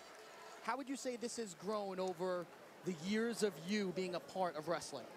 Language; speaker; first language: English; native; English